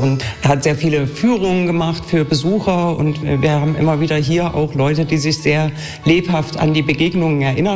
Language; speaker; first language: German; native; German